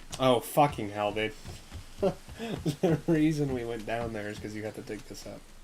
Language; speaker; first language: English; native; English